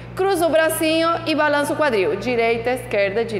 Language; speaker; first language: Portuguese; non-native, fluent; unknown